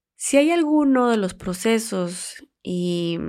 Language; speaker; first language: Spanish; native; Spanish